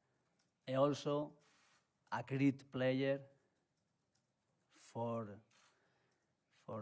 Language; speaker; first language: English; non-native, learner; Spanish